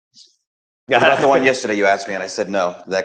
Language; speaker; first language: English; native; English